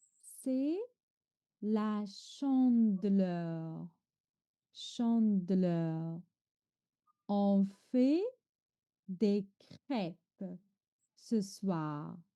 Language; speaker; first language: French; non-native, fluent; Chinese